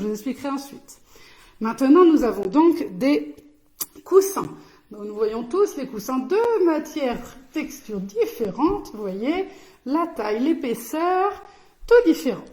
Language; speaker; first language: French; native; French